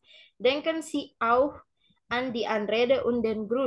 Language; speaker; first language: German; non-native, learner; Indonesian